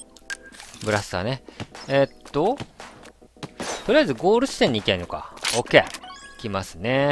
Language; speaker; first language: Japanese; native; Japanese